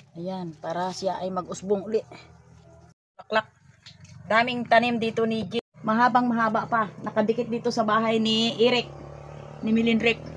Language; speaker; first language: Filipino; non-native, local second language; Cebuano